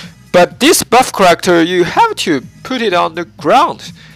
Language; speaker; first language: English; non-native, learner; Japanese